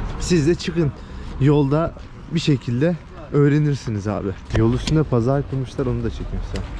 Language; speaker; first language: Turkish; native; Turkish